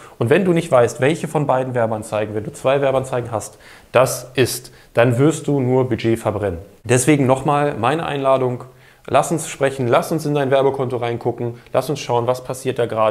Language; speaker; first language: German; native; German